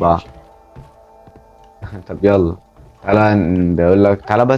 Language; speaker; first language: Arabic; native; Arabic